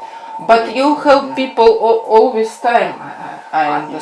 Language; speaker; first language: English; non-native, learner; Russian